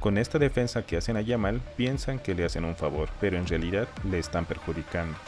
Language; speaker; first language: Spanish; native; Spanish